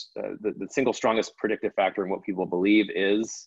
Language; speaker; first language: English; native; English